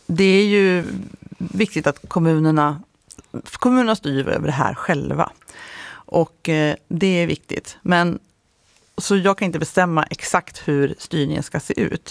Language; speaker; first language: Swedish; native; Swedish